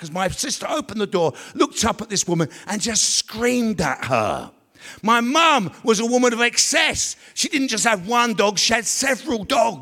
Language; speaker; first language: English; native; English